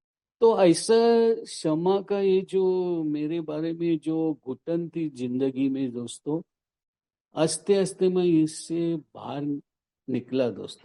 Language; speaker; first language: Hindi; non-native, local second language; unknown